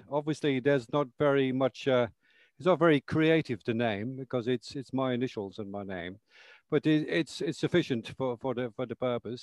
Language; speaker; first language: English; native; English